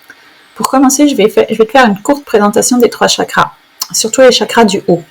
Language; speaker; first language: French; native; French